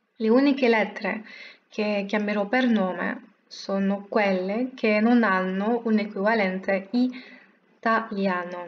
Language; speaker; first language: Italian; non-native, fluent; French